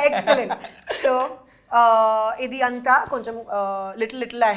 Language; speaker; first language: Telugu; non-native, learner; Hindi